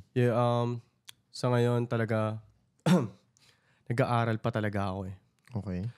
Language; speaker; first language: Filipino; native; Filipino